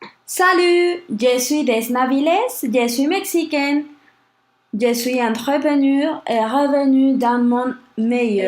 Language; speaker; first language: French; non-native, learner; Spanish